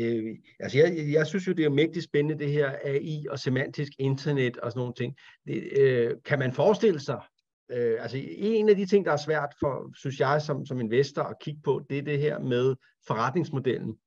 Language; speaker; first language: Danish; native; Danish